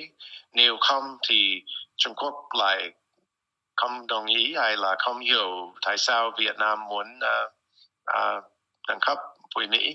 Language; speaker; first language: Vietnamese; non-native, fluent; English